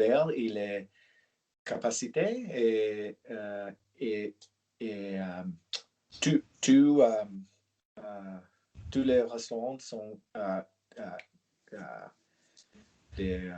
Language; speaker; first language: French; non-native, learner; English